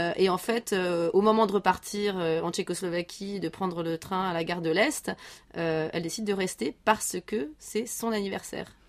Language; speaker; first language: French; native; French